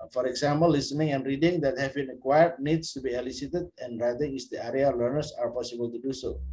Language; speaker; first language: English; non-native, fluent; Indonesian